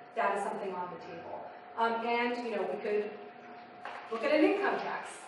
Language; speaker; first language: English; native; English